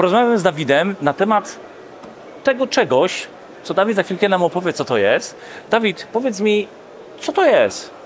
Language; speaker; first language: Polish; native; Polish